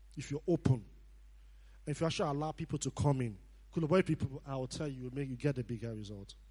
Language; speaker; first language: English; non-native, local second language; Nigerian Pidgin